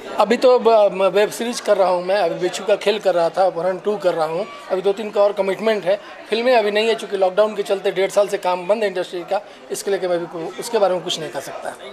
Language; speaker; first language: Hindi; non-native, local second language; Bhojpuri